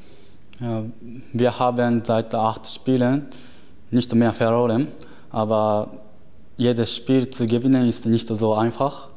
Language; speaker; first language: German; non-native, learner; Japanese